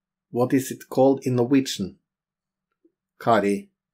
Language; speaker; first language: English; non-native, fluent; Norwegian